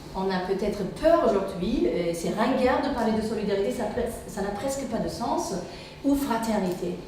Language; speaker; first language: French; non-native, fluent; Arabic